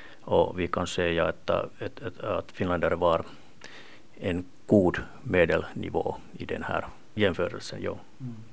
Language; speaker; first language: Swedish; non-native, local second language; Finnish